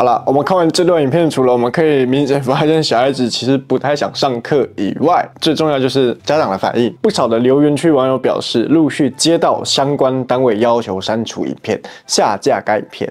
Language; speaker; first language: Chinese; native; Chinese